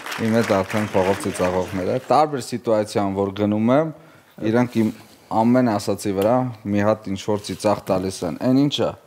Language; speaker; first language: Armenian; native; Armenian